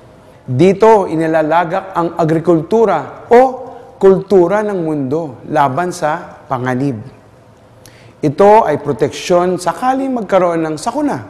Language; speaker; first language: Filipino; native; Filipino